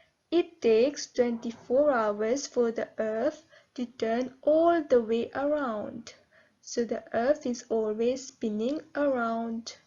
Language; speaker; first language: English; non-native, local second language; Morisyen